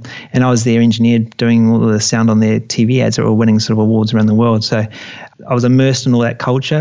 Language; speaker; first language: English; native; English